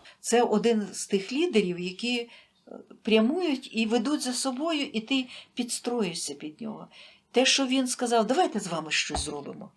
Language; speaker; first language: Ukrainian; native; Ukrainian